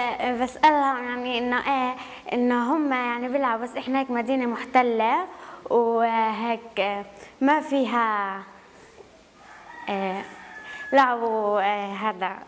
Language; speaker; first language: Arabic; native; Arabic